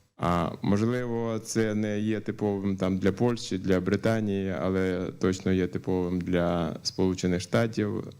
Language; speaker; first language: Ukrainian; native; Ukrainian